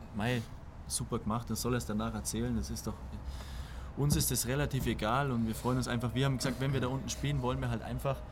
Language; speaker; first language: German; native; German